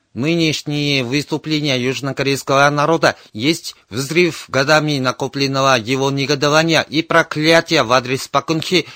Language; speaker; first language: Russian; non-native, fluent; Korean